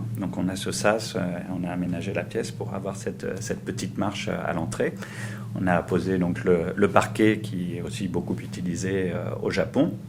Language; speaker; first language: French; native; French